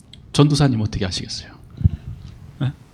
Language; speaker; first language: Korean; native; Korean